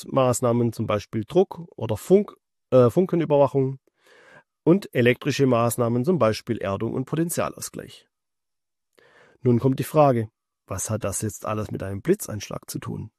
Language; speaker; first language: German; native; German